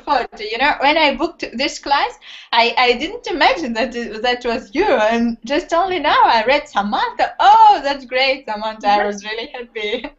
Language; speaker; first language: English; non-native, fluent; Russian